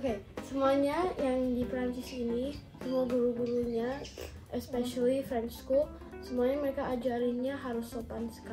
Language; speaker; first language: Indonesian; early bilingual, heritage; Indonesian